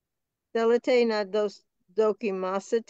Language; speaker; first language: Greek; non-native, learner; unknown